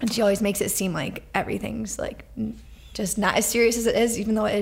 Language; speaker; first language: English; native; English